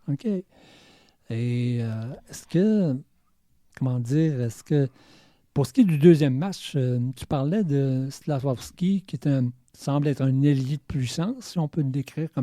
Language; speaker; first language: French; native; French